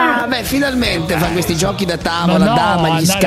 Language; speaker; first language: Italian; native; Italian